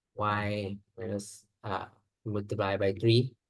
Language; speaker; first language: English; non-native, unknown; Vietnamese